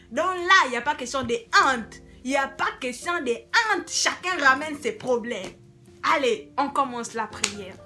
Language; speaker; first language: French; non-native, local second language; Lingala